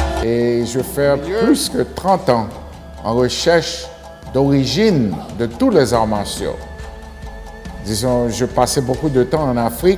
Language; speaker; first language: French; non-native, learner; Haitian Creole